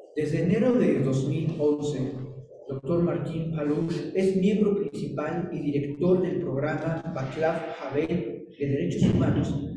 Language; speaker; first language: Spanish; native; Spanish